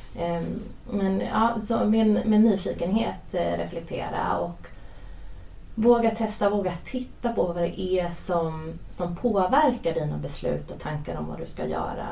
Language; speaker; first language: Swedish; native; Swedish